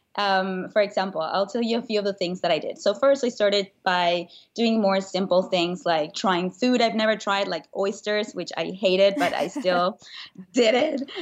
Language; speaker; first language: English; non-native, fluent; Spanish